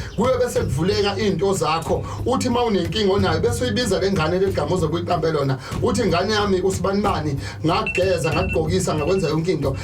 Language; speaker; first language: Zulu; native; Zulu